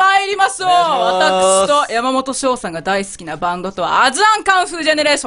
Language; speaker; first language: Japanese; native; Japanese